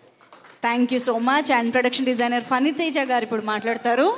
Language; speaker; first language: Telugu; native; Telugu